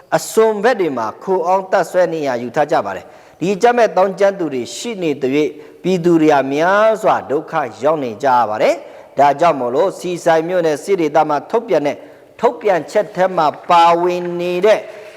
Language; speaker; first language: Burmese; non-native, local second language; Pa'o Karen